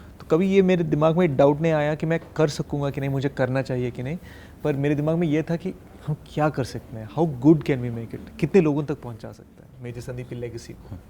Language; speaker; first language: Hindi; non-native, fluent; Telugu